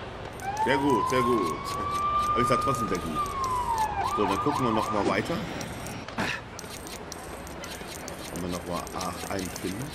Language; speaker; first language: German; native; German